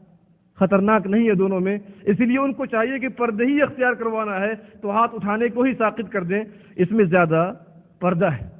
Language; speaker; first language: Urdu; native; Urdu